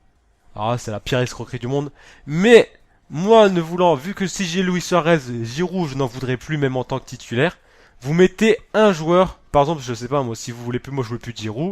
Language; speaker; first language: French; native; French